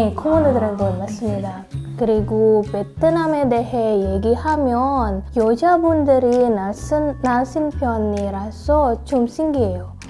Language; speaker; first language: Korean; non-native, learner; Indonesian